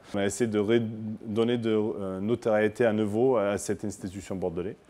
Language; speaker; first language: French; non-native, fluent; English